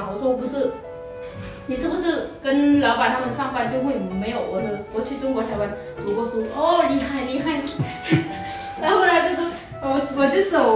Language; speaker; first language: Chinese; non-native, fluent; Lao